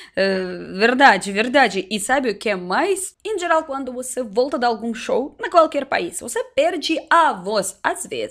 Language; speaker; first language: Portuguese; non-native, learner; Russian